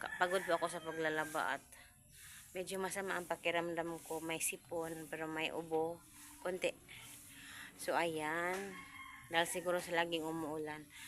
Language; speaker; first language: Filipino; non-native, local second language; Cebuano